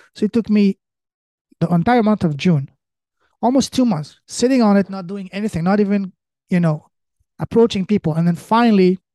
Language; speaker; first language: English; early bilingual, other home language; French